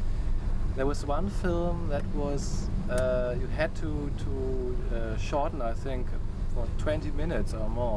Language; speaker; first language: English; non-native, fluent; German